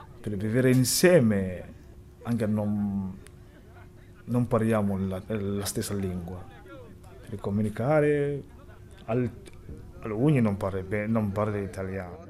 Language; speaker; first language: Italian; non-native, learner; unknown